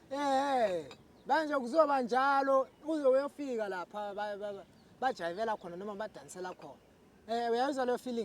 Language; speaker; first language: Zulu; non-native, local second language; Southern Sotho